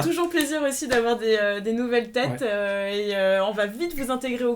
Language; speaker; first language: French; native; French